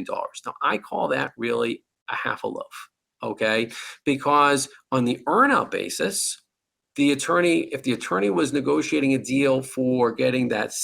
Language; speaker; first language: English; native; English